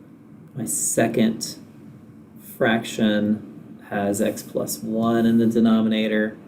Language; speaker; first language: English; native; English